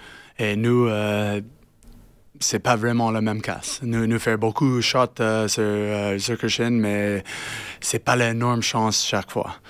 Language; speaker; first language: French; non-native, learner; English